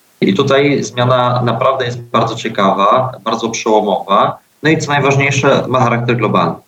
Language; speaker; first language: Polish; native; Polish